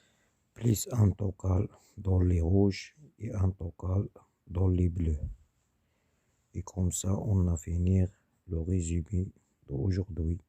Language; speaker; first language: French; non-native, learner; Arabic